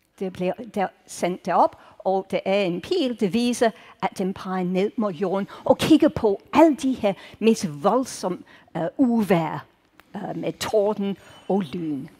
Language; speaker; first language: Danish; native; Danish